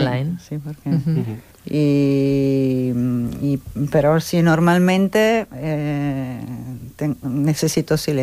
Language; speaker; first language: Spanish; non-native, learner; Italian